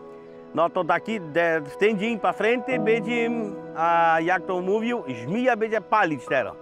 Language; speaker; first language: Polish; early bilingual, heritage; Polish